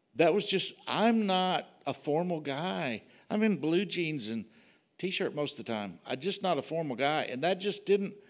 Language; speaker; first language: English; native; English